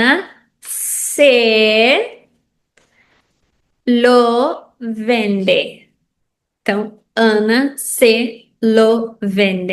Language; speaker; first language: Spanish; non-native, fluent; Portuguese